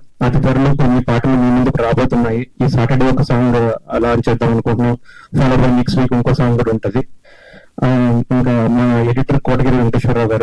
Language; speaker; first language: Telugu; native; Telugu